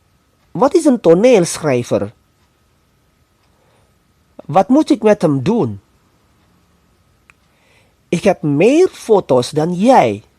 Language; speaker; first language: Dutch; non-native, fluent; Indonesian